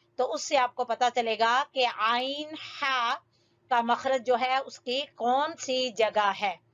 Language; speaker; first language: Urdu; native; Urdu